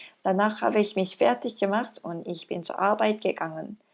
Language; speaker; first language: German; non-native, learner; Korean